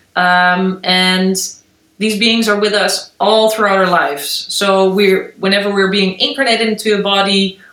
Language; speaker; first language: English; non-native, fluent; Dutch